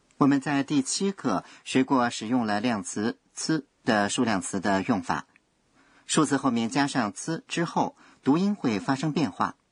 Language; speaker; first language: Chinese; non-native, fluent; Japanese